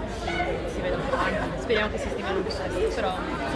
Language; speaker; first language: Italian; native; Italian